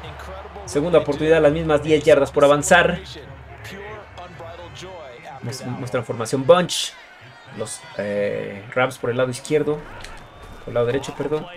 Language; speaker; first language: Spanish; native; Spanish